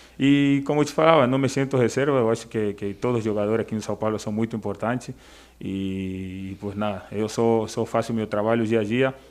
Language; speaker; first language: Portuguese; non-native, fluent; Spanish